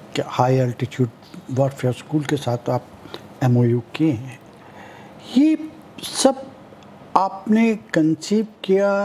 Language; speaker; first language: Hindi; native; Hindi